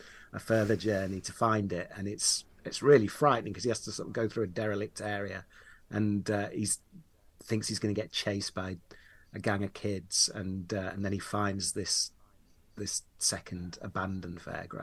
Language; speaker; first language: English; native; English